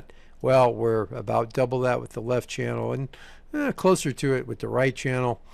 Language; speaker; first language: English; native; English